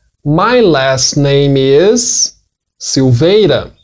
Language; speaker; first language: English; non-native, fluent; Portuguese